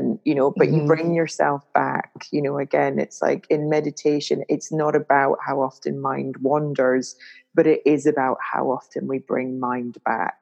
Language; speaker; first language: English; native; English